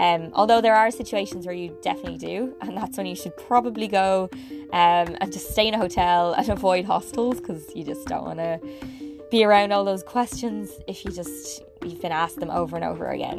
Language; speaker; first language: English; native; English